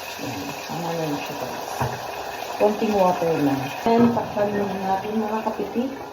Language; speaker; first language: Filipino; non-native, local second language; Cebuano